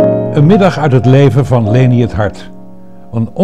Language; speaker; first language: Dutch; native; Dutch